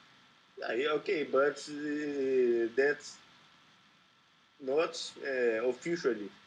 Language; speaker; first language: English; non-native, learner; Portuguese